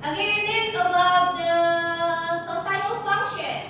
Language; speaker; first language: English; non-native, learner; Indonesian